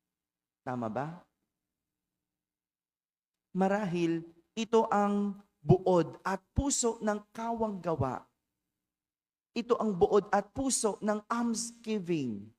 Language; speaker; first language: Filipino; native; Filipino